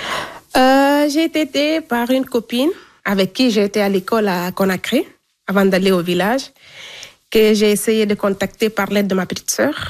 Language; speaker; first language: French; non-native, local second language; Fula